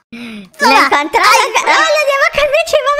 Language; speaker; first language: Spanish; native; Spanish